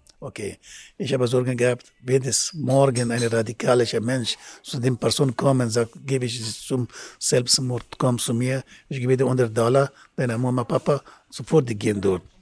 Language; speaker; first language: German; non-native, learner; Persian